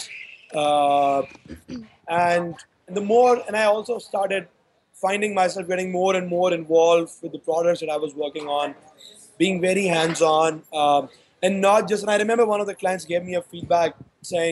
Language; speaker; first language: English; non-native, local second language; Urdu